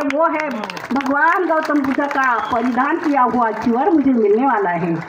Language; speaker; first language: Hindi; non-native, local second language; Marathi